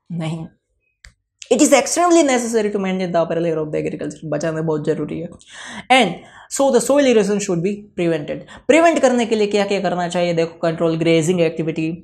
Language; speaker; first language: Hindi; non-native, local second language; Gujarati